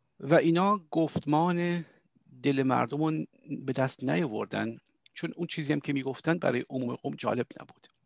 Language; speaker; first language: Persian; native; Persian